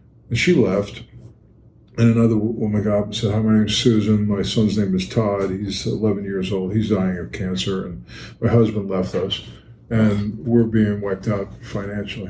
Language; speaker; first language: English; native; English